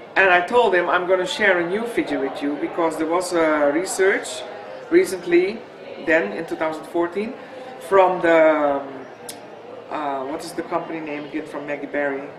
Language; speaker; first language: English; non-native, fluent; Dutch